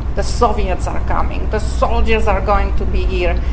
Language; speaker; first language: English; non-native, fluent; Slovak